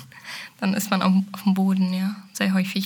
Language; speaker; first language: German; non-native, fluent; Arabic